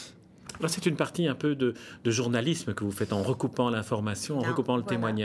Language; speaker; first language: French; native; French